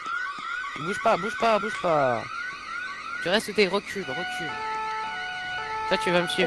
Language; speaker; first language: French; native; French